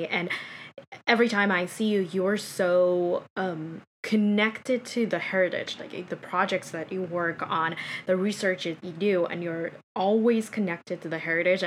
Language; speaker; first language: English; non-native, fluent; Japanese